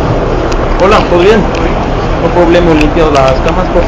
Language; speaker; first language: Spanish; non-native, learner; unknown